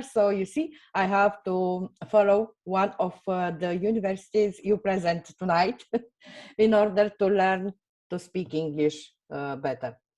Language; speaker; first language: English; non-native, fluent; Romanian